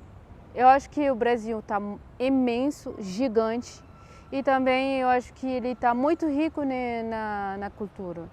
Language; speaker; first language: Portuguese; non-native, fluent; Arabic